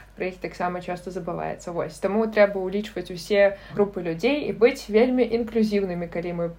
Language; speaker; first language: Belarusian; non-native, local second language; Russian